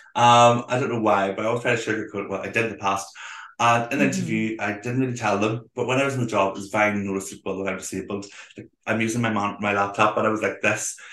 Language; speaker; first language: English; native; English